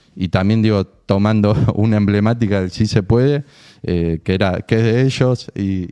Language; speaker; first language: Spanish; native; Spanish